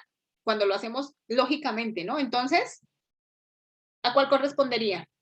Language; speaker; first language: Spanish; native; Spanish